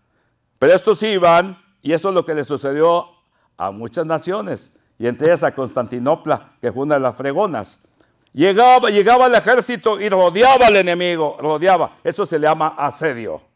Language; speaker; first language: Spanish; native; Spanish